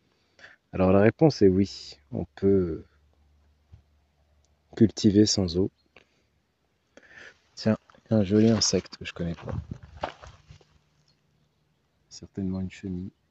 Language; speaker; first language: French; native; French